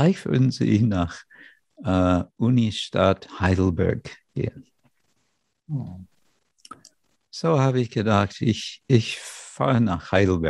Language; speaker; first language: German; non-native, fluent; English